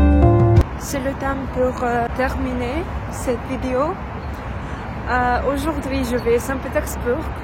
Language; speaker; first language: French; non-native, learner; Russian